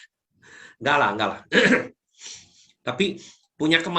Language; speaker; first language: Indonesian; native; Indonesian